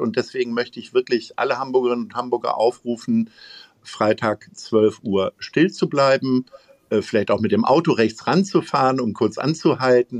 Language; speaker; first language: German; native; German